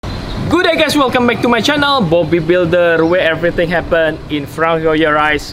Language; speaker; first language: English; non-native, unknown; Indonesian